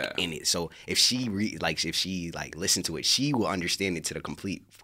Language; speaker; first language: English; native; English